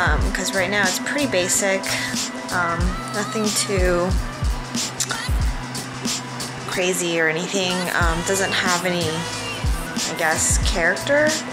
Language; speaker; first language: English; early bilingual, other home language; Korean